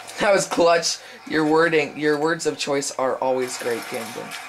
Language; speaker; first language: English; native; English